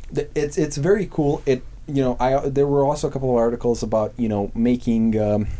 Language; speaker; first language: English; non-native, fluent; Serbian